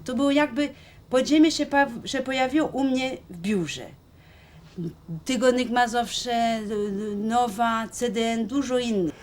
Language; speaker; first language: Polish; non-native, fluent; French